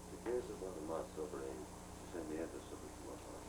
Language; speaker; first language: Spanish; non-native, learner; English